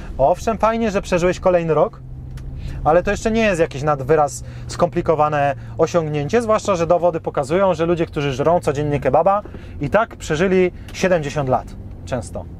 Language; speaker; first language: Polish; native; Polish